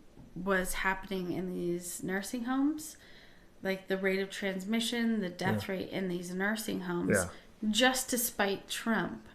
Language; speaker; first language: English; native; English